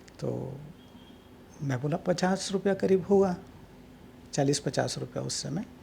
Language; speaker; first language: Hindi; non-native, local second language; Chhattisgarhi